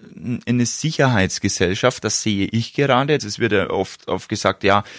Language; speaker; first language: German; native; German